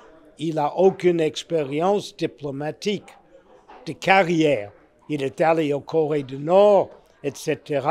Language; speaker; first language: French; non-native, fluent; English